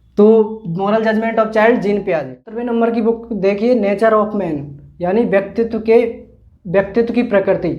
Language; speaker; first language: Hindi; native; Hindi